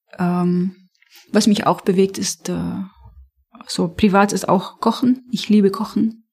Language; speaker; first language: German; non-native, fluent; Arabic